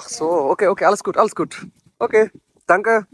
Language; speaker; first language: German; non-native, learner; Bangla